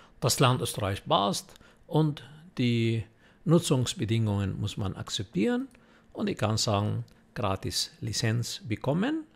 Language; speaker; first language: German; non-native, fluent; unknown